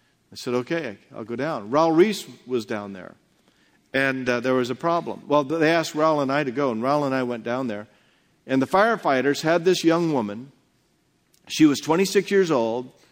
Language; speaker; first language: English; native; English